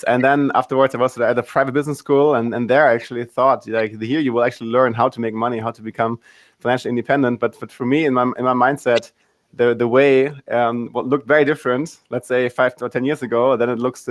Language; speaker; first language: English; non-native, fluent; German